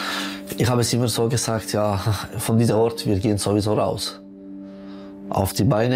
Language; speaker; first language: German; non-native, local second language; French